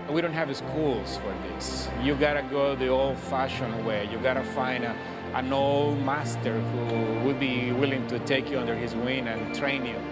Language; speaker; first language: English; non-native, fluent; Spanish